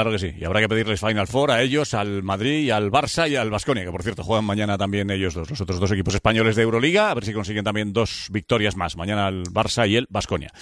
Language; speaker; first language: Spanish; native; Spanish